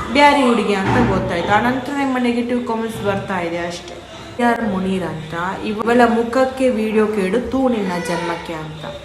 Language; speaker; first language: Kannada; non-native, local second language; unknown